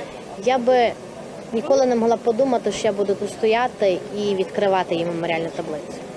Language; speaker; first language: Ukrainian; native; Ukrainian